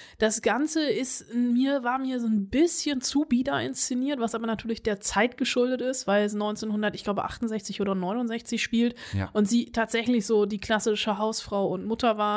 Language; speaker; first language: German; native; German